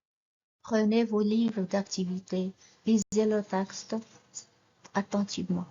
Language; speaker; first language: French; non-native, local second language; Arabic